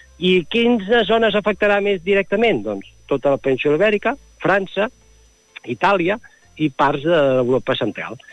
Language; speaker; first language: Catalan; native; Catalan